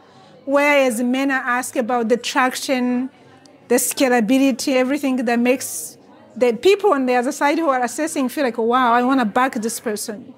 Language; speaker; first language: English; non-native, fluent; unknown